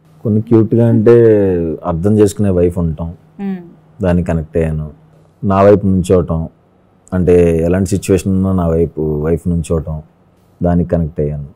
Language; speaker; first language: Telugu; native; Telugu